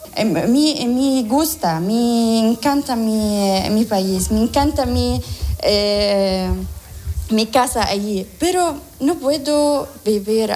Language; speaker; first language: Spanish; non-native, learner; Arabic